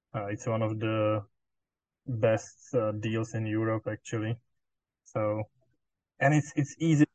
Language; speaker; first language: English; non-native, fluent; Czech